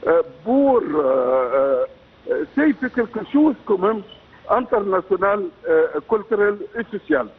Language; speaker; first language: French; non-native, fluent; Arabic